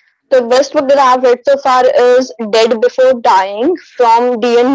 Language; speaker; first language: English; non-native, local second language; Hindi